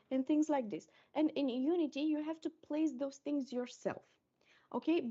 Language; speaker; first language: English; non-native, fluent; Romanian